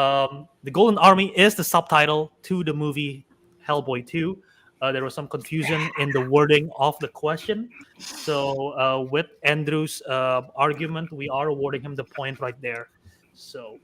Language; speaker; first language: English; native; English